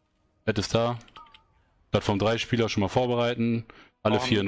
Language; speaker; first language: German; native; German